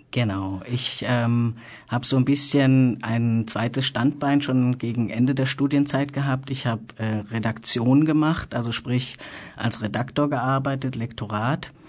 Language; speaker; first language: German; native; German